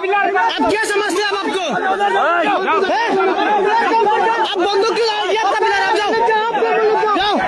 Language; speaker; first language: Hindi; non-native, learner; Bangla